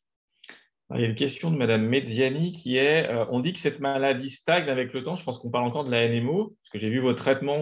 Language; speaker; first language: French; native; French